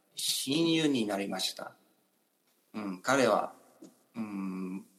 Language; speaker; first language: Japanese; non-native, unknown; English